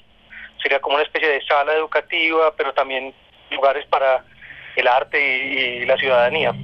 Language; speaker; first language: Spanish; native; Spanish